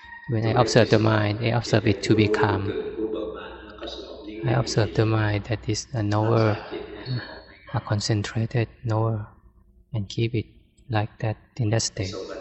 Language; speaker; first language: English; non-native, fluent; Thai